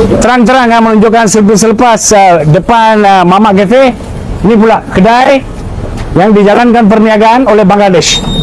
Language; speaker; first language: Malay; native; Malay